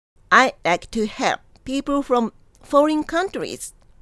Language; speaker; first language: English; non-native, fluent; Japanese